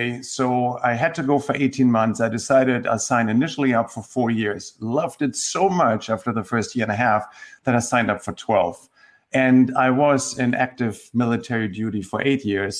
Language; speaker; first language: English; non-native, fluent; German